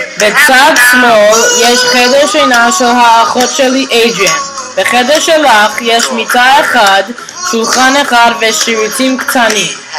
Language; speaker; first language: Hebrew; non-native, learner; English